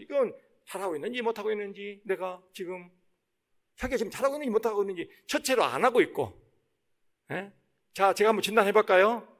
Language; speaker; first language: Korean; native; Korean